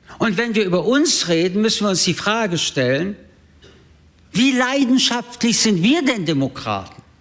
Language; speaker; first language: German; early bilingual, other home language; French